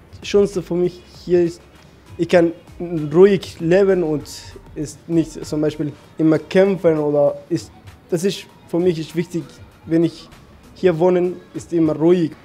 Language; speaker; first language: German; non-native, learner; Persian